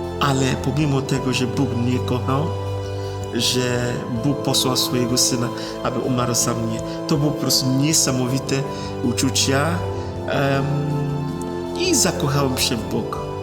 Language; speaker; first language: Polish; non-native, fluent; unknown